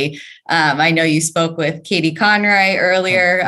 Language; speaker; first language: English; native; English